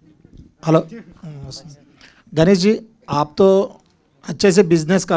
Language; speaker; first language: Hindi; non-native, local second language; Telugu